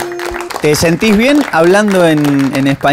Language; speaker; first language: Spanish; native; Spanish